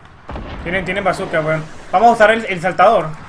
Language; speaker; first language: Spanish; native; Spanish